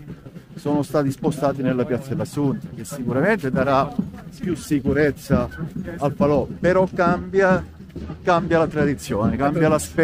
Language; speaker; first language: Italian; native; Italian